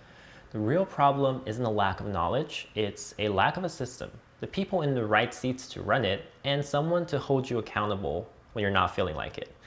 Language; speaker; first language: English; native; English